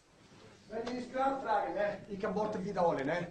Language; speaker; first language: German; non-native, learner; Italian